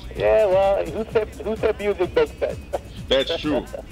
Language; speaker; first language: English; native; English